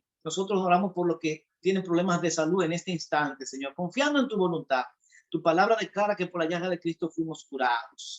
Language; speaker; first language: Spanish; native; Spanish